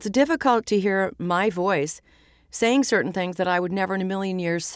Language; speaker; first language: English; native; English